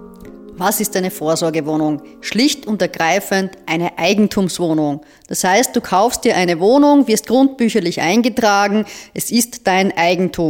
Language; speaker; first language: German; native; German